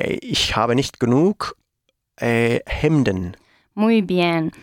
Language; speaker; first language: German; non-native, fluent; Spanish